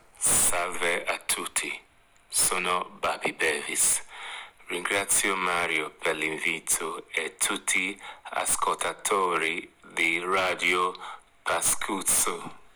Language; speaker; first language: Italian; non-native, fluent; English